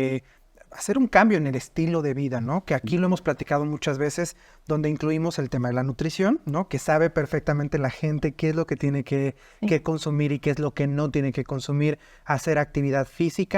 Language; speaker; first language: Spanish; native; Spanish